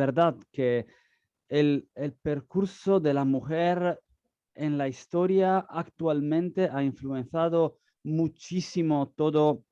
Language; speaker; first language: Spanish; non-native, fluent; Italian